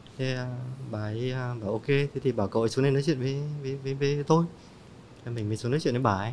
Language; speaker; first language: Vietnamese; native; Vietnamese